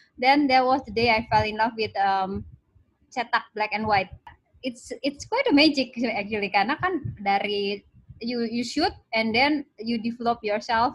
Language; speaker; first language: English; non-native, local second language; Indonesian